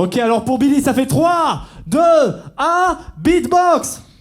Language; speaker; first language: French; native; French